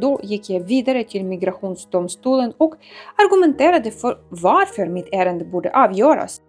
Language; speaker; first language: Swedish; non-native, fluent; Ukrainian